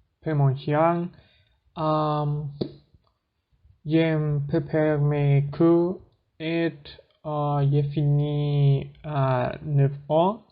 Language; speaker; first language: French; non-native, learner; Spanish